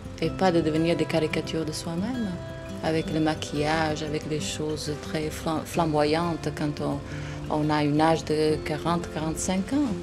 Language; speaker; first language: French; non-native, fluent; Italian